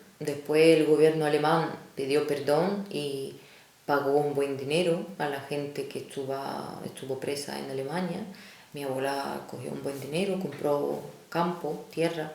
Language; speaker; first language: Spanish; non-native, fluent; Russian